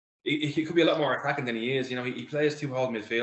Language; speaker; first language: English; native; English